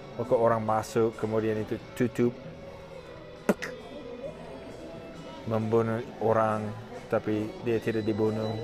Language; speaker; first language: Indonesian; non-native, fluent; English